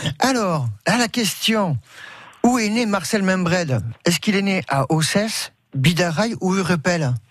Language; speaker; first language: French; native; French